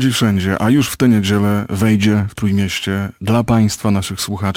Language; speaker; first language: Polish; native; Polish